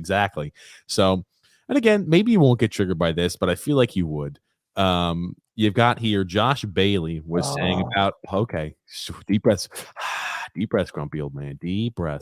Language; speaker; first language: English; native; English